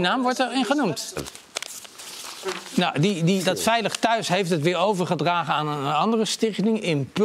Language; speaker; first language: Dutch; native; Dutch